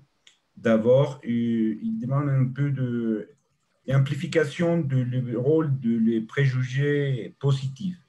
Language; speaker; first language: French; non-native, fluent; Spanish